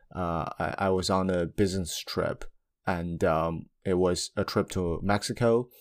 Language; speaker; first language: English; non-native, fluent; Chinese